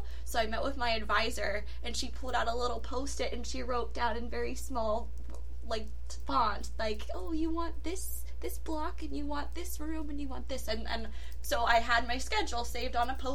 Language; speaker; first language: English; native; English